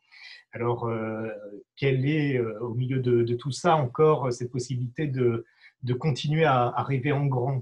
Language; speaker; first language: French; native; French